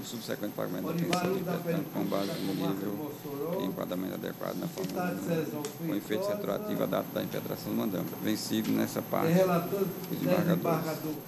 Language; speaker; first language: Portuguese; native; Portuguese